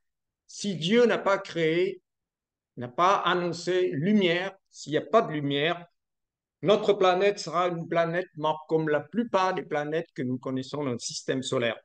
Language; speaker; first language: French; non-native, fluent; Vietnamese